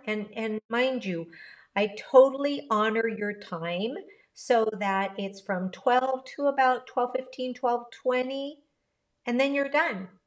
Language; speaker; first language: English; early bilingual, other home language; Spanish